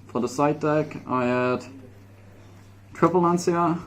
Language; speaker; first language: English; non-native, fluent; Dutch